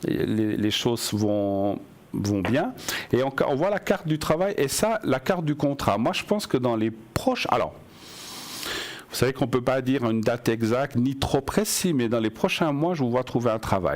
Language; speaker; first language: French; native; French